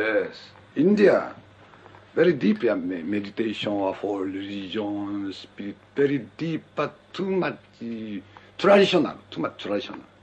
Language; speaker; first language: English; non-native, learner; Japanese